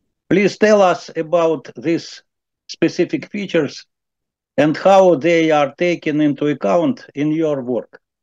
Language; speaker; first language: English; non-native, learner; Ukrainian